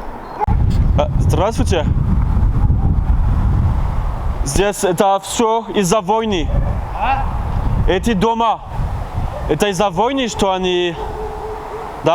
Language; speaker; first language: Russian; non-native, learner; French